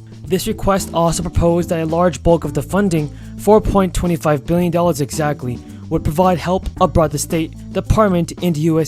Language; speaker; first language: English; native; English